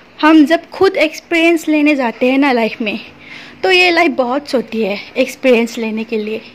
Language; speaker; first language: Hindi; non-native, local second language; Assamese